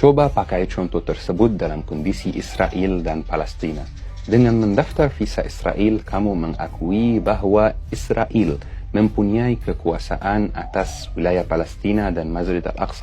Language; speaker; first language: Indonesian; non-native, fluent; Arabic